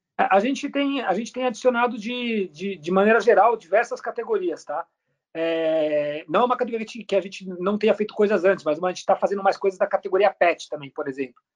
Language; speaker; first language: Portuguese; early bilingual, other home language; Spanish